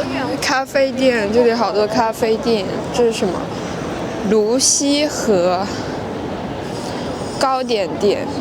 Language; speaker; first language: Chinese; non-native, fluent; French